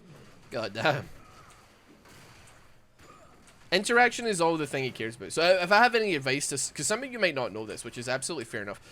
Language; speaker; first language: English; native; English